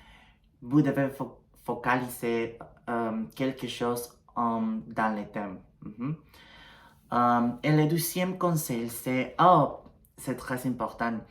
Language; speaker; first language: French; non-native, learner; Spanish